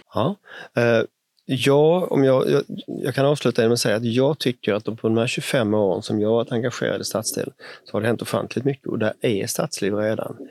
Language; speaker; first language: Swedish; native; Swedish